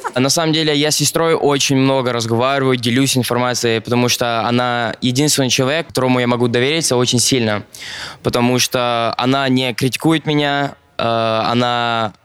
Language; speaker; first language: Russian; early bilingual, other home language; Arabic